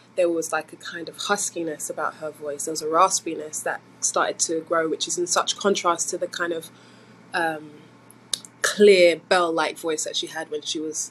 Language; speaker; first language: English; native; English